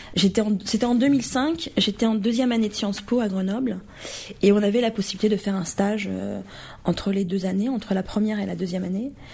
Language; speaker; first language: French; native; French